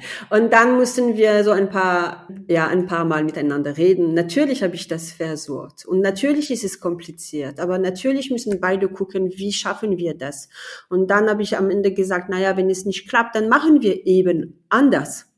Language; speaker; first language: German; non-native, fluent; French